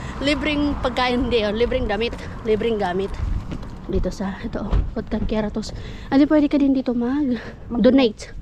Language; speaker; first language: Filipino; native; Filipino